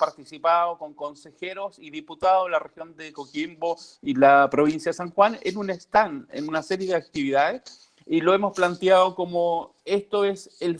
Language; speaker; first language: Spanish; native; Spanish